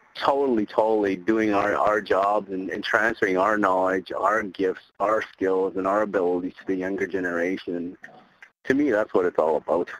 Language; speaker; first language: English; native; English